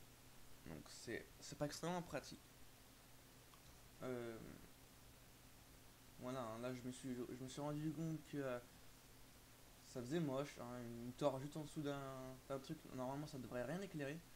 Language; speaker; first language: French; native; French